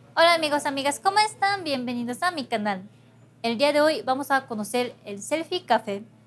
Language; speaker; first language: Spanish; non-native, fluent; Japanese